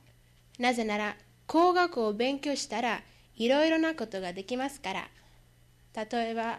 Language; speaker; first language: Japanese; non-native, learner; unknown